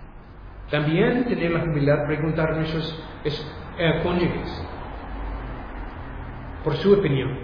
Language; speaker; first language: Spanish; non-native, fluent; English